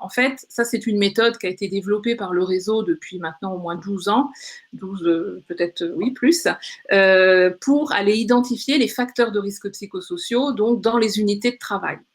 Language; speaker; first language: French; native; French